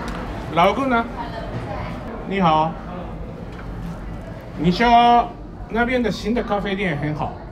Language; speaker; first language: Chinese; non-native, fluent; Japanese